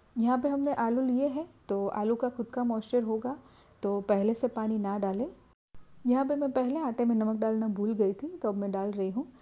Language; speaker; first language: Hindi; non-native, local second language; Gujarati